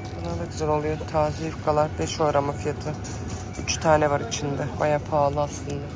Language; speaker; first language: Turkish; early bilingual, heritage; Turkish